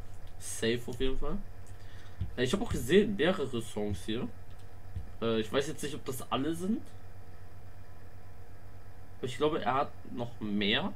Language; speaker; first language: German; native; German